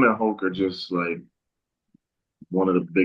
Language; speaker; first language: English; native; English